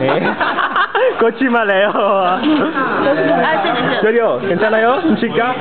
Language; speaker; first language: Korean; non-native, learner; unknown